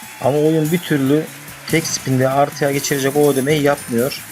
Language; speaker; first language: Turkish; native; Turkish